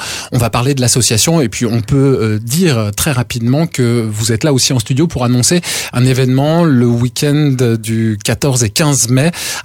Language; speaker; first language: French; native; French